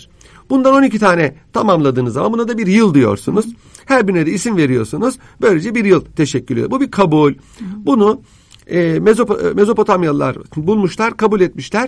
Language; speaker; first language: Turkish; native; Turkish